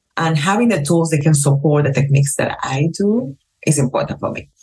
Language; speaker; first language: English; non-native, fluent; Spanish